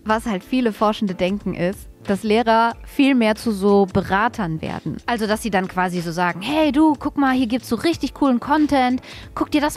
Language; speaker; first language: German; native; German